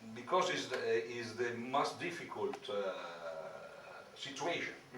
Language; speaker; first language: English; non-native, learner; Italian